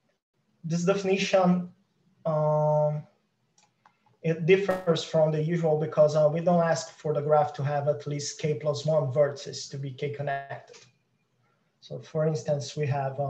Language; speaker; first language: English; non-native, fluent; Portuguese